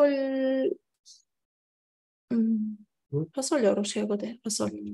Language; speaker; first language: Japanese; non-native, fluent; Tatar